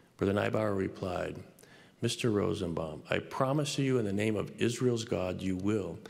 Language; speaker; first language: English; native; English